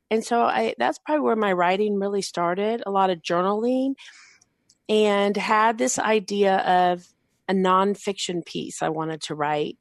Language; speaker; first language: English; native; English